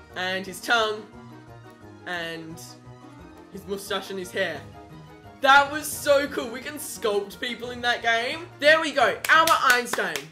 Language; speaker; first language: English; native; English